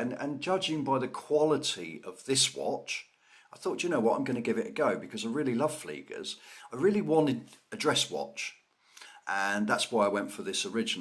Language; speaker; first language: English; native; English